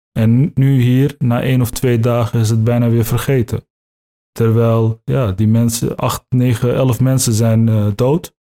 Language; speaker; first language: Dutch; early bilingual, other home language; Turkish